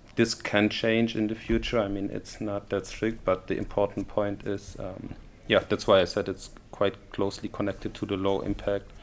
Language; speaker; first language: English; non-native, fluent; German